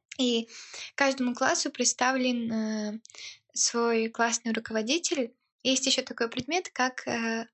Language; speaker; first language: Russian; early bilingual, heritage; Russian